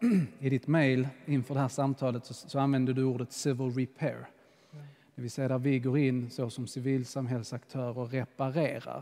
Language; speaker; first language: Swedish; native; Swedish